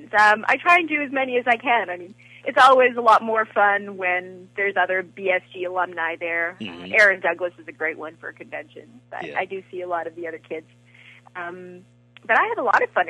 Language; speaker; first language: English; native; English